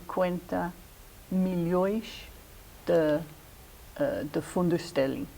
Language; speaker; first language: Portuguese; non-native, fluent; English